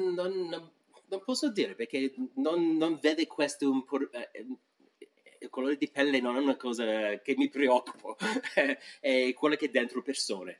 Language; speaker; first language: Italian; non-native, fluent; English